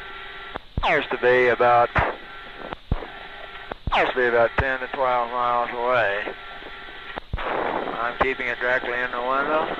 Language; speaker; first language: English; native; English